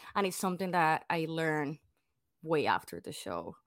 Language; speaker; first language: English; non-native, fluent; Spanish